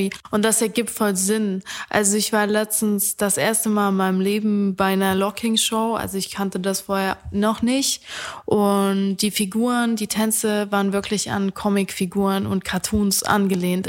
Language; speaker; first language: German; native; German